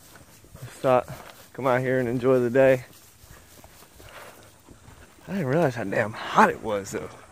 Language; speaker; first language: English; native; English